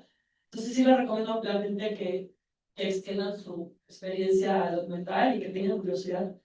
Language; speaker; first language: Spanish; native; Spanish